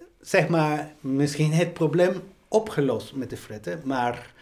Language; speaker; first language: Dutch; non-native, fluent; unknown